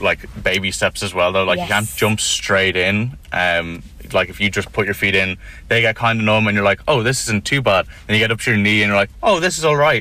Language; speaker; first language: English; native; English